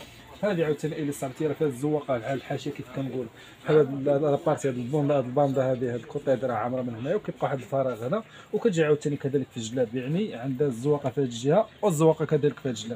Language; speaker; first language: Arabic; native; Arabic